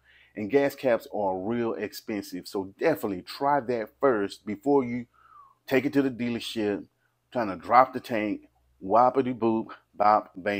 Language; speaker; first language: English; native; English